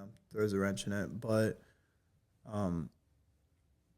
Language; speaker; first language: English; native; English